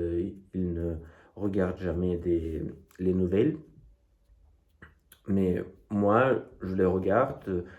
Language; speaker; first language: French; non-native, fluent; Russian